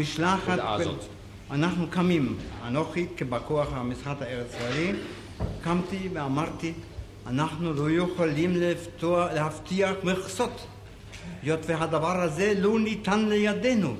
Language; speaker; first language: Hebrew; non-native, fluent; German